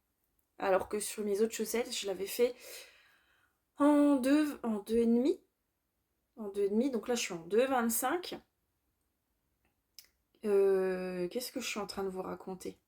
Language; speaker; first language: French; native; French